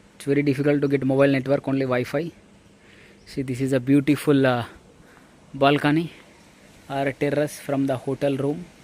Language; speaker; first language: English; non-native, local second language; Telugu